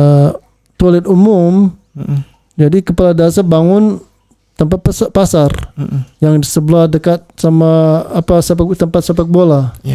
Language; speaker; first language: Indonesian; early bilingual, heritage; English